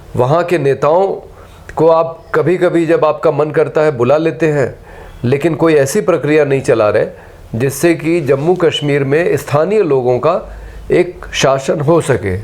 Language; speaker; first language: Hindi; native; Hindi